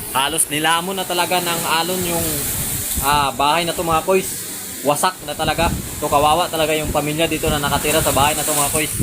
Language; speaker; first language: Filipino; non-native, local second language; Aklanon